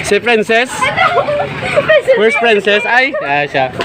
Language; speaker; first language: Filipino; non-native, local second language; Hiligaynon